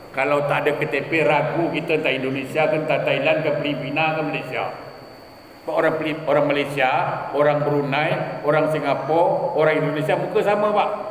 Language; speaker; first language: Malay; native; Malay